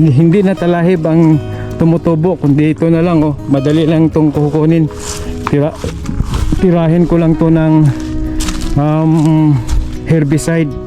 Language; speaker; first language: Filipino; non-native, local second language; Cebuano